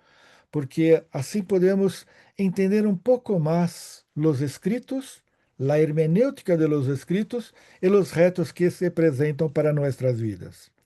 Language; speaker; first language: Spanish; non-native, fluent; Portuguese